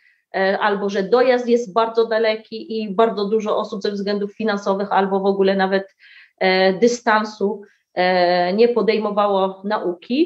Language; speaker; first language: Polish; early bilingual, heritage; Arabic